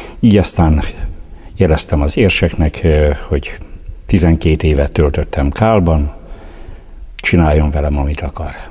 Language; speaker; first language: Hungarian; native; Hungarian